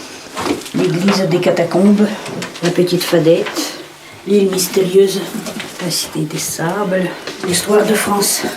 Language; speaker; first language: French; early bilingual, heritage; Russian